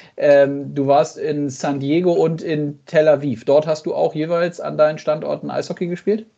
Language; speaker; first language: German; native; German